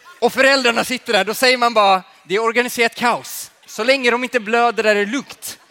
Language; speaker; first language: Swedish; early bilingual, other home language; Finnish